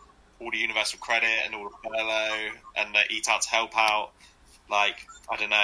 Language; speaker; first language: English; native; English